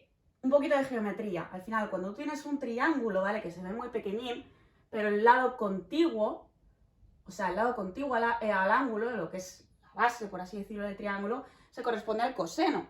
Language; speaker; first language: Spanish; native; Spanish